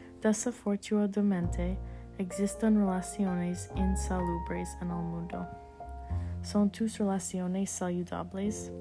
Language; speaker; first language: Spanish; non-native, learner; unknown